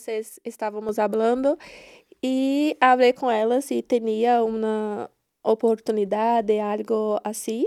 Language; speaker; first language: Spanish; non-native, learner; Portuguese